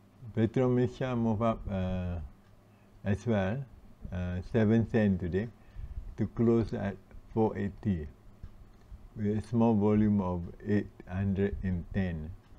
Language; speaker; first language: English; non-native, local second language; Malay